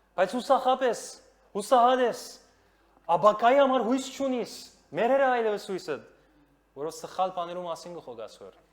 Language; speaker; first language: Armenian; early bilingual, heritage; Armenian